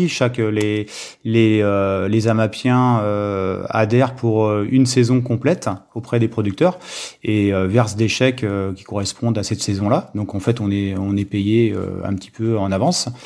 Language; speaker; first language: French; native; French